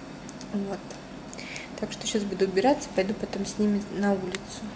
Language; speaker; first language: Russian; native; Russian